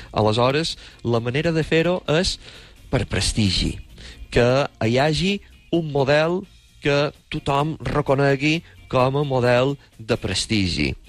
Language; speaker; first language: Catalan; native; Catalan